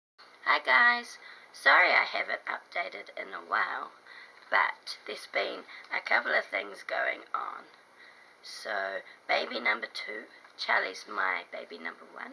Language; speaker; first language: English; native; English